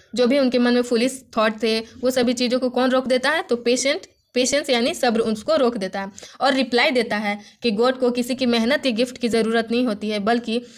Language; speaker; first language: Hindi; native; Hindi